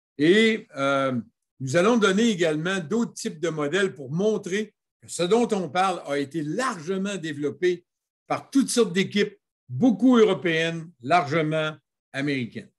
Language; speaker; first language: French; native; French